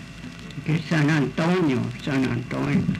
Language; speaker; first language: Spanish; non-native, local second language; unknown